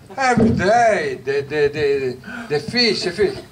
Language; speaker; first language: English; non-native, learner; Italian